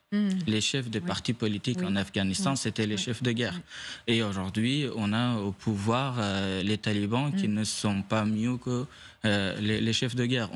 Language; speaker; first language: French; non-native, fluent; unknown